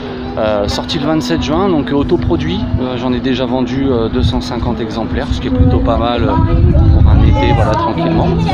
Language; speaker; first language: French; native; French